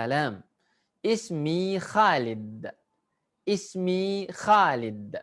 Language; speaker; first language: Arabic; non-native, fluent; Indonesian